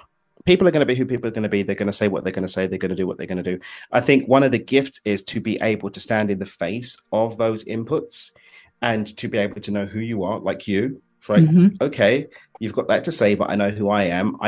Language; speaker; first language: English; native; English